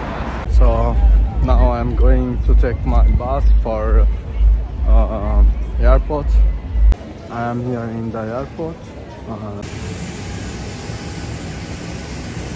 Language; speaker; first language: English; non-native, learner; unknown